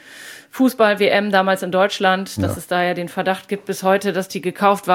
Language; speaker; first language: German; native; German